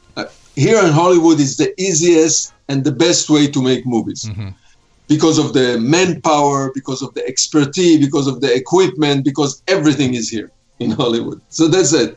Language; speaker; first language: English; non-native, fluent; Hebrew